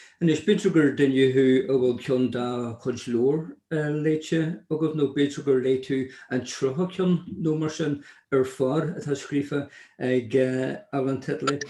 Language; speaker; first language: Irish; non-native, local second language; English